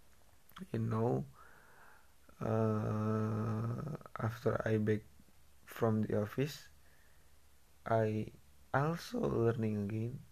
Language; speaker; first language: English; non-native, learner; Indonesian